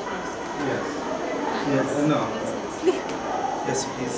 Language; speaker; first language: English; non-native, learner; Arabic